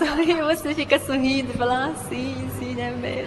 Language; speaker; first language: Portuguese; non-native, fluent; Ukrainian